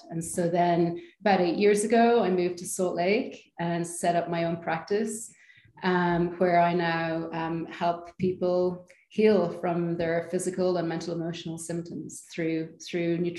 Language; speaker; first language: English; native; English